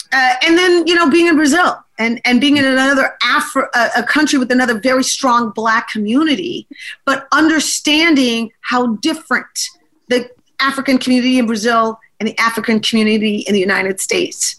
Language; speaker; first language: English; native; English